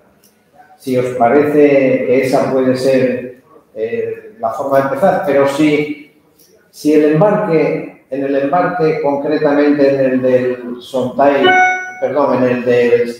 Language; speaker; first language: Spanish; early bilingual, heritage; Spanish